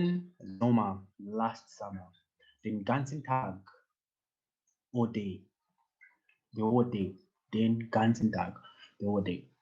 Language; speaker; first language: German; non-native, fluent; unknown